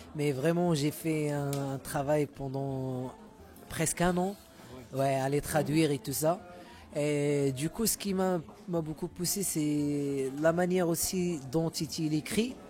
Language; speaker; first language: French; non-native, local second language; Arabic